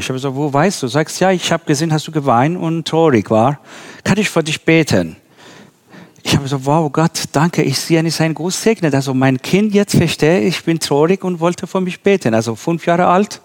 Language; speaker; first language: German; non-native, learner; Persian